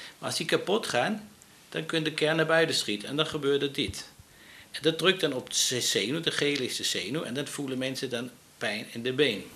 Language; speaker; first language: Dutch; non-native, fluent; Danish